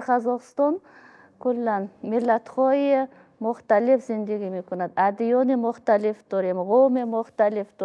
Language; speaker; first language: Persian; non-native, fluent; Kazakh